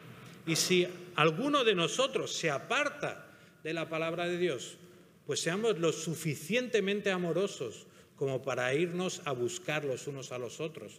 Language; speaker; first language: Spanish; native; Spanish